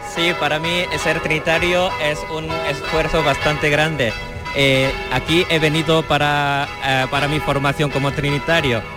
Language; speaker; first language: Spanish; non-native, learner; Korean